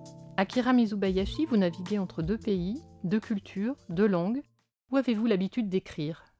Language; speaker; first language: French; native; French